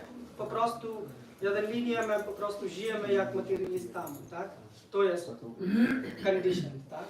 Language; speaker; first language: Polish; non-native, learner; Hindi